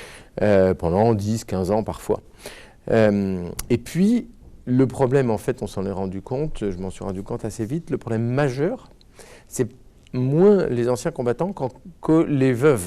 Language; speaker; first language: French; native; French